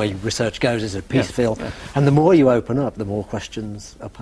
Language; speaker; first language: English; native; English